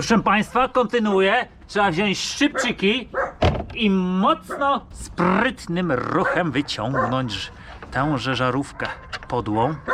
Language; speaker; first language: Polish; native; Polish